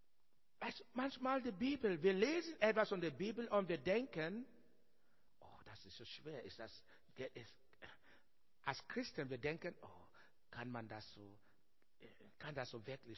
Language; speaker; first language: German; non-native, learner; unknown